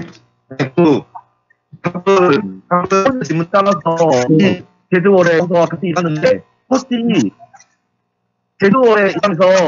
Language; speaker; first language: Korean; non-native, fluent; Chinese